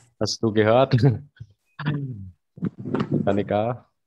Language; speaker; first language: German; non-native, fluent; Khmer